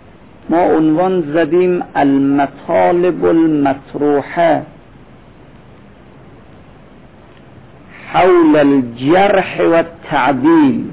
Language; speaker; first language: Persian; native; Persian